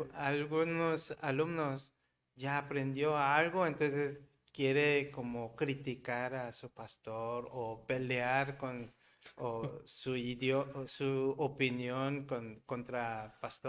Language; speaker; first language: Spanish; non-native, learner; Korean